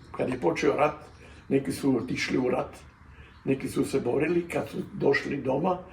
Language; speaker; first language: Croatian; native; Croatian